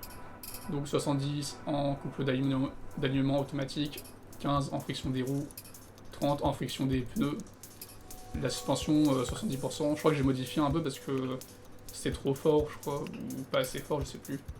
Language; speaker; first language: French; native; French